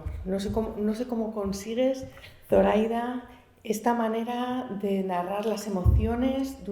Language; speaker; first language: Spanish; native; Spanish